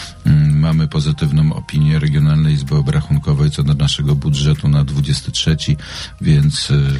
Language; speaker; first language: Polish; native; Polish